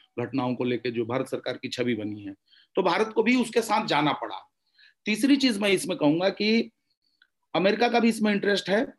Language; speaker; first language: Hindi; native; Hindi